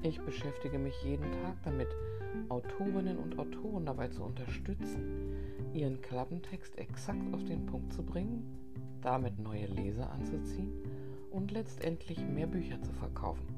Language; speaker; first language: German; native; German